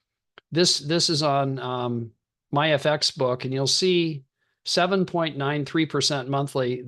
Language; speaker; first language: English; native; English